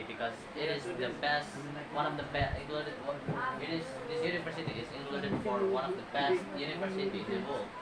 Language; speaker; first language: English; non-native, learner; Indonesian